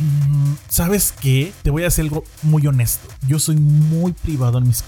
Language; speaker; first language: Spanish; native; Spanish